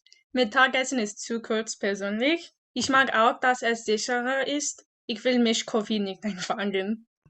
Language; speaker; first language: German; non-native, learner; English